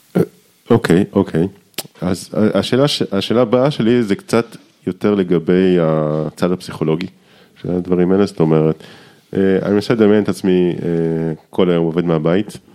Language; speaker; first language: Hebrew; native; Hebrew